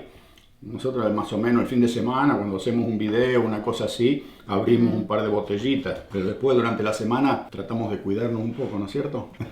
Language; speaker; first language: Spanish; native; Spanish